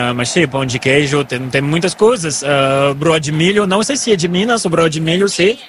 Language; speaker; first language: Portuguese; non-native, fluent; French